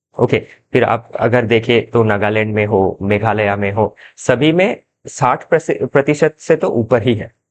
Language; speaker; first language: Hindi; non-native, local second language; Assamese